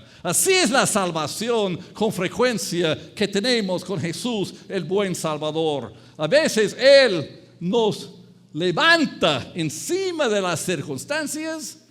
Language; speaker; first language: Spanish; non-native, fluent; English